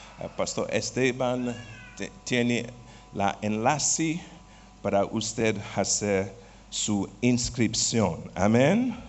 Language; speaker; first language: Spanish; non-native, learner; Portuguese